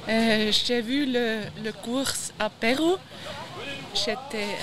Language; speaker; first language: French; non-native, learner; German